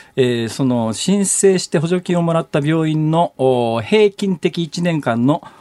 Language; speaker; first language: Japanese; native; Japanese